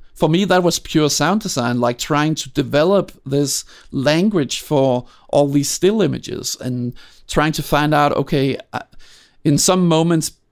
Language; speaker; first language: English; non-native, fluent; Danish